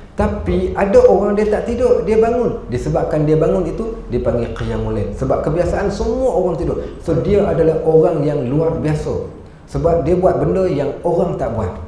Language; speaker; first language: Malay; native; Malay